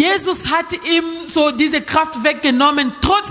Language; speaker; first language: German; non-native, learner; French